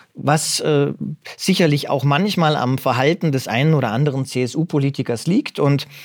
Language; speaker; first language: German; native; German